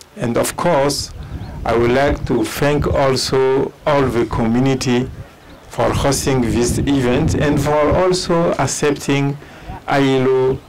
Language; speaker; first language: English; non-native, fluent; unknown